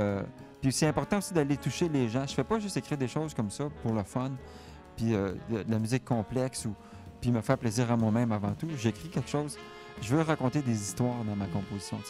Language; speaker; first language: French; native; French